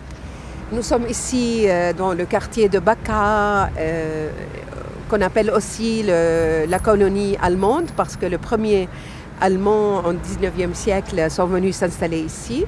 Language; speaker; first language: French; non-native, fluent; Arabic